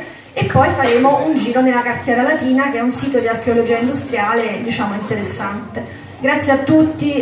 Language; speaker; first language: Italian; native; Italian